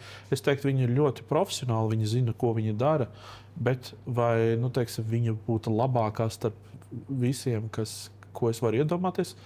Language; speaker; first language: Latvian; native; Latvian